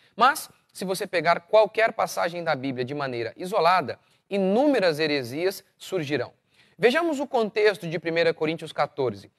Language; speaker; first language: Portuguese; native; Portuguese